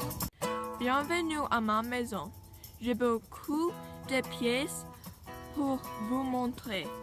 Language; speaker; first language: French; non-native, learner; English